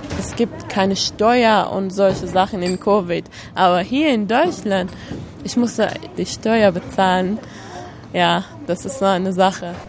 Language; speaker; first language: German; non-native, learner; Persian